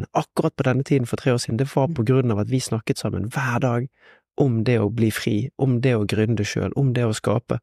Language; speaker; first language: Norwegian; native; Norwegian